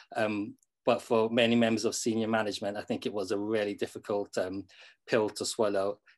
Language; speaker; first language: English; native; English